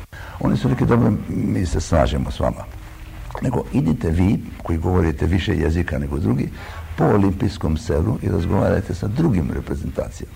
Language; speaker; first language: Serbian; early bilingual, heritage; Croatian